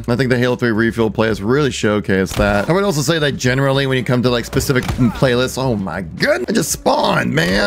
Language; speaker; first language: English; native; English